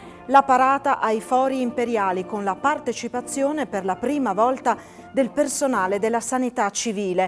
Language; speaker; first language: Italian; native; Italian